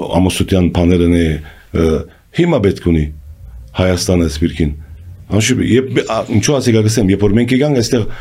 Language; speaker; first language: Armenian; early bilingual, heritage; Armenian